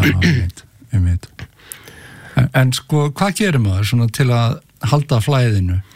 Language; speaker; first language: Icelandic; native; Icelandic